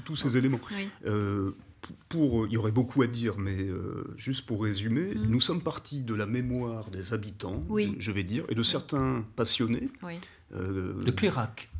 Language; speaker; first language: French; native; French